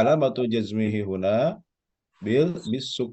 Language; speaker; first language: Arabic; non-native, fluent; Indonesian